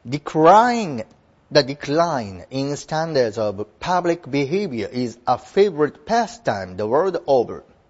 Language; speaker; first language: English; non-native, fluent; Japanese